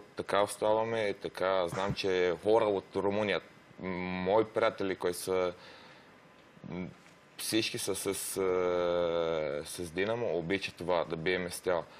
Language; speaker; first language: Bulgarian; non-native, learner; Romanian